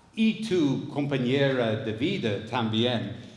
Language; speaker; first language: Spanish; non-native, fluent; English